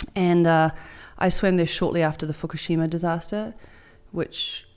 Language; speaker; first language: English; native; English